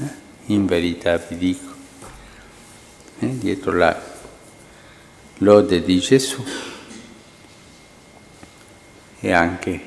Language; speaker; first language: Italian; non-native, fluent; Spanish